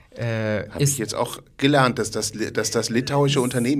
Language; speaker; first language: German; native; German